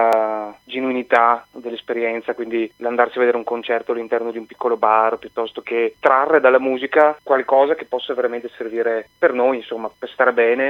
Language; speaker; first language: Italian; native; Italian